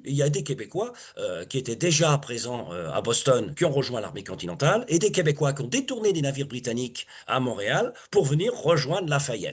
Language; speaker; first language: French; native; French